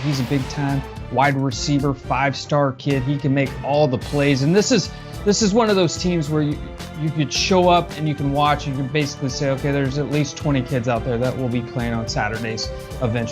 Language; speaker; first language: English; native; English